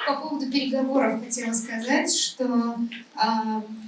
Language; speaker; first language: Russian; native; Russian